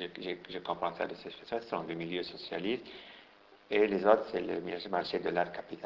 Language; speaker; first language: French; non-native, local second language; Arabic